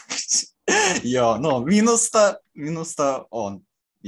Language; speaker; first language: Finnish; non-native, learner; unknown